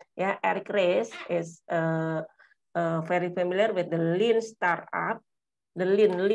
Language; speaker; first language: English; non-native, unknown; Indonesian